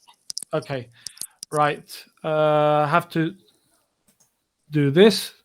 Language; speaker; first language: English; non-native, fluent; Spanish